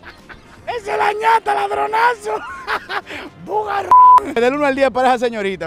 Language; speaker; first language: Spanish; native; Spanish